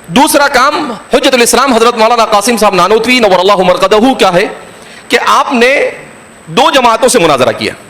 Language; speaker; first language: Urdu; non-native, local second language; Gujarati